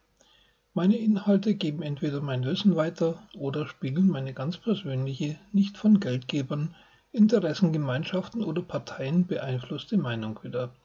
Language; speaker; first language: German; native; German